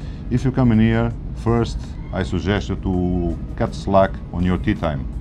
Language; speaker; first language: English; non-native, fluent; Portuguese